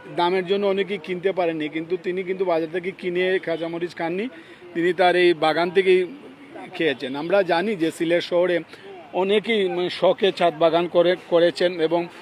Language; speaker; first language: Bangla; native; Bangla